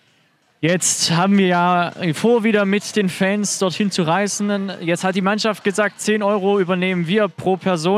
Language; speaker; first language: German; native; German